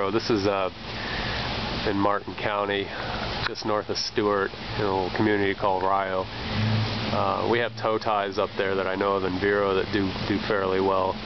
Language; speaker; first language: English; native; English